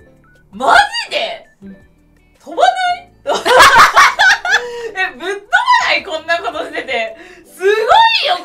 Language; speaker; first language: Japanese; native; Japanese